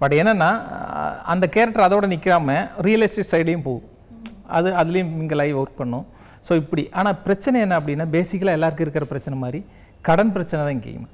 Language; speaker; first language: Tamil; native; Tamil